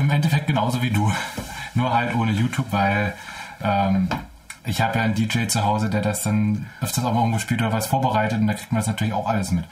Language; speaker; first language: German; native; German